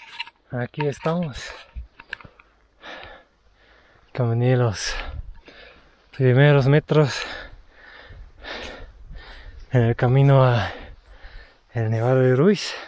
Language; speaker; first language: Spanish; non-native, learner; German